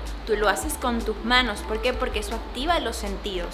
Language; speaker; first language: Spanish; native; Spanish